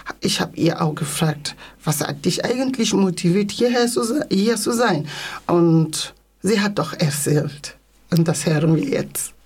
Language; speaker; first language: German; non-native, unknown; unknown